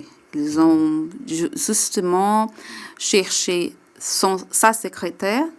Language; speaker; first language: French; non-native, learner; Portuguese